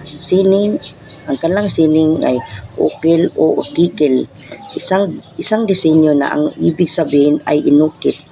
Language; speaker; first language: Filipino; non-native, local second language; Cebuano